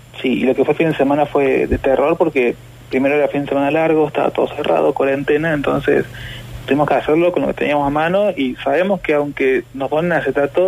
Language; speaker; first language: Spanish; native; Spanish